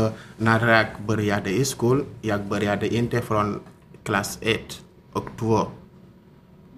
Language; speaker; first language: Swedish; non-native, learner; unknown